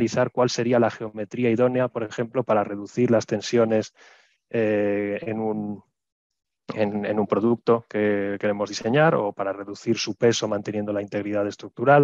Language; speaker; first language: Spanish; native; Spanish